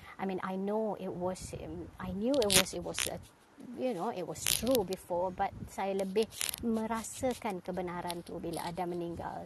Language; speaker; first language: English; non-native, local second language; Malay